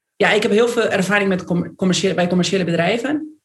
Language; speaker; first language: Dutch; non-native, fluent; Spanish